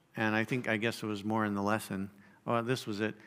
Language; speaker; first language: English; native; English